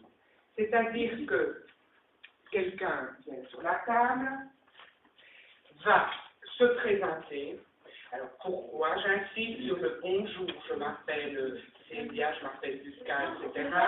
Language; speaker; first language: French; native; French